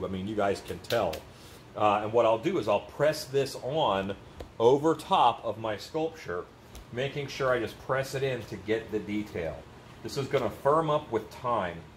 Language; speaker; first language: English; native; English